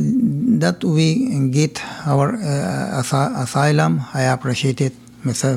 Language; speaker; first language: English; non-native, learner; Persian